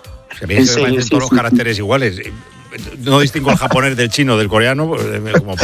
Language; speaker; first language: Spanish; native; Spanish